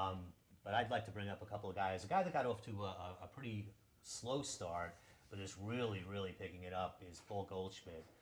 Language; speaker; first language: English; native; English